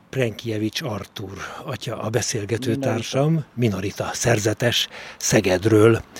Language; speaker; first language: Hungarian; native; Hungarian